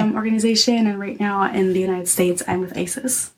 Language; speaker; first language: English; non-native, fluent; German